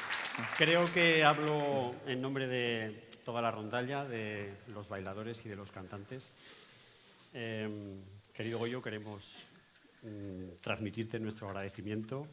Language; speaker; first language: Spanish; native; Spanish